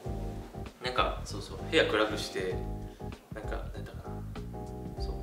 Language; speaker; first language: Japanese; native; Japanese